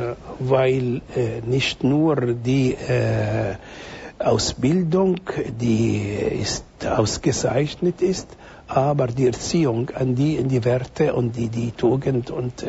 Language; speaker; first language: German; non-native, fluent; Arabic